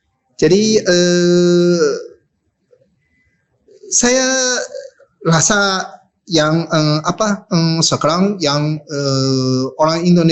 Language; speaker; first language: Indonesian; non-native, learner; Japanese